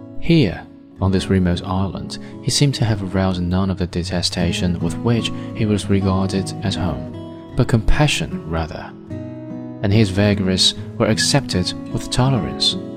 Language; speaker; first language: English; non-native, fluent; Chinese